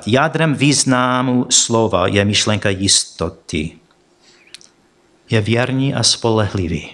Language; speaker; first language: Czech; non-native, fluent; English